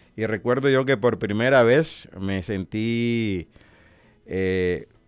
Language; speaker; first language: Spanish; native; Spanish